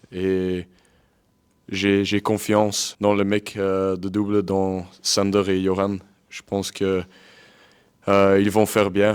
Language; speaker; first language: French; non-native, local second language; Dutch